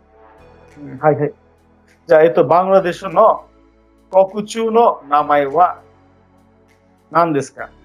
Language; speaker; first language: Japanese; non-native, fluent; Bangla